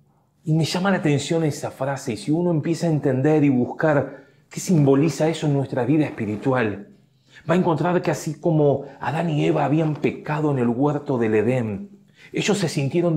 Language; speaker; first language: Spanish; native; Spanish